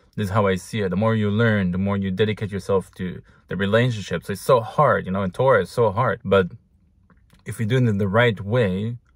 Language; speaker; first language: English; non-native, fluent; Hebrew